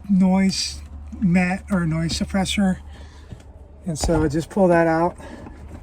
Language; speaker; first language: English; native; English